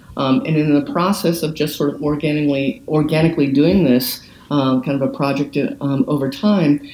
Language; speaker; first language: English; native; English